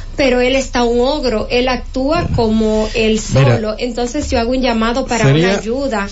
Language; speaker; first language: Spanish; native; Spanish